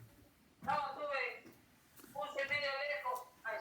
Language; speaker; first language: Spanish; native; Spanish